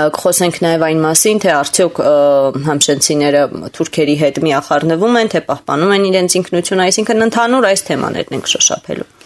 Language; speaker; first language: Armenian; native; Armenian